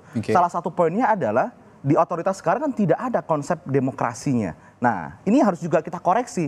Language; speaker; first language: Indonesian; native; Indonesian